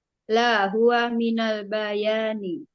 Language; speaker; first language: Arabic; non-native, learner; Indonesian